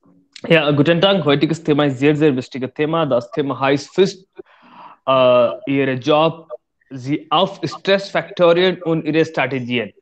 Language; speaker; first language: German; non-native, learner; Hindi